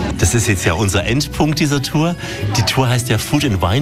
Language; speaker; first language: German; native; German